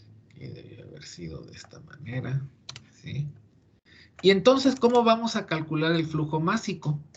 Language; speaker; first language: Spanish; native; Spanish